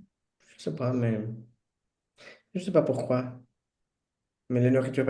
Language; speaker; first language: French; non-native, learner; Portuguese